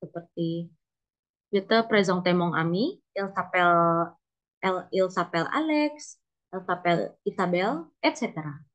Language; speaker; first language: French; non-native, learner; Indonesian